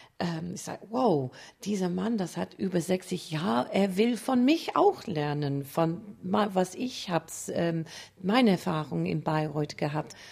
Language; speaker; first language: German; non-native, fluent; English